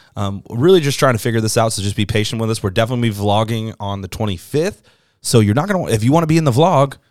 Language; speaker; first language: English; native; English